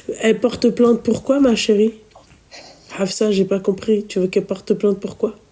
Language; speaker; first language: French; native; French